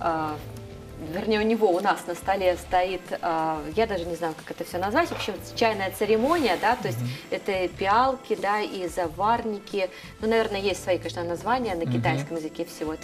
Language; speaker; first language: Russian; native; Russian